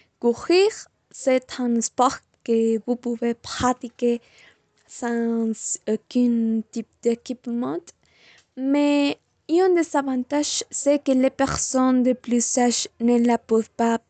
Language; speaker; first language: French; non-native, learner; Spanish